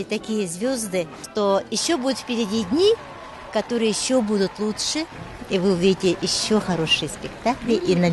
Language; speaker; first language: Russian; native; Russian